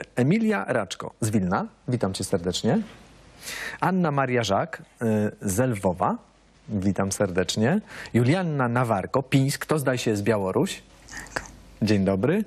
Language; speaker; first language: Polish; native; Polish